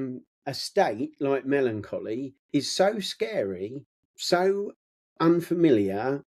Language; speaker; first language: English; native; English